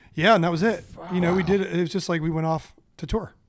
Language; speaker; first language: English; native; English